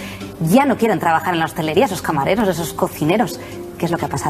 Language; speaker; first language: Spanish; native; Spanish